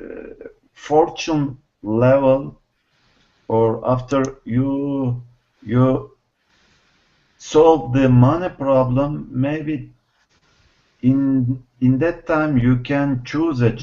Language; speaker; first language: English; non-native, learner; Turkish